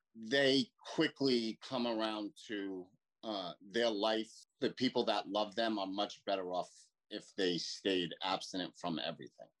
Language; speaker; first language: English; native; English